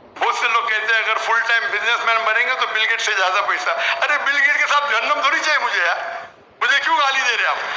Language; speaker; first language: Hindi; non-native, local second language; Konkani